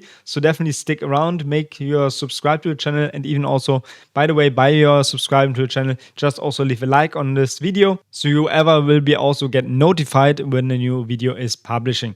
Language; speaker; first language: English; non-native, fluent; German